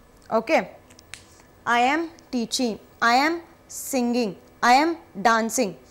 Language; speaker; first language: English; non-native, local second language; Tamil